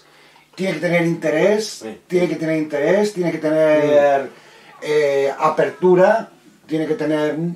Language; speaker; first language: Spanish; native; Spanish